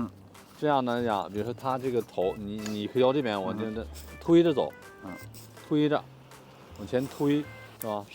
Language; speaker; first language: Chinese; native; Chinese